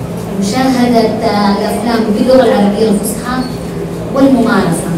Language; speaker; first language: Arabic; early bilingual, other home language; Indonesian